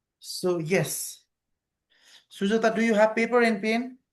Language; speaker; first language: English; non-native, fluent; Nepali